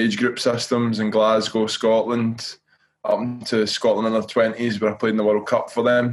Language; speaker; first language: English; native; English